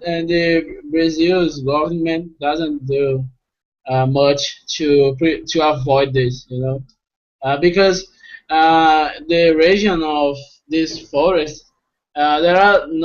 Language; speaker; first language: English; non-native, fluent; Portuguese